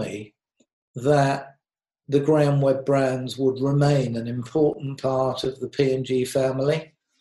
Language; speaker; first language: English; native; English